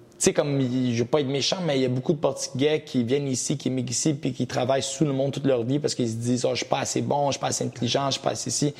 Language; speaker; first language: French; early bilingual, other home language; Portuguese